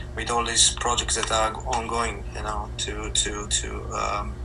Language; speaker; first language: English; non-native, fluent; Slovenian